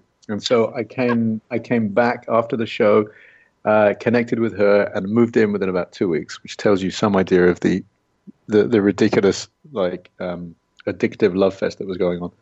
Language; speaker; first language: English; native; English